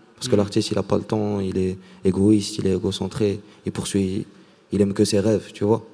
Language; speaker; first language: French; non-native, local second language; Arabic